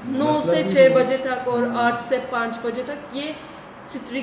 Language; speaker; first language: Hindi; non-native, learner; Turkish